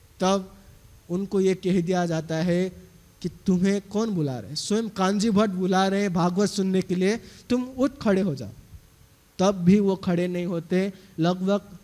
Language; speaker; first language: Hindi; native; Hindi